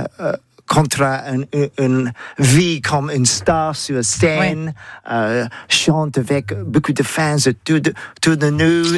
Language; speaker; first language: French; non-native, learner; English